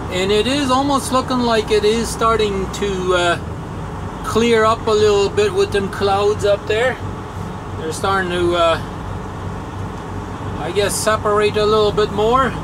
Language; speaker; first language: English; native; English